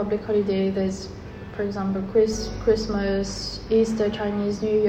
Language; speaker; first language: English; non-native, fluent; Morisyen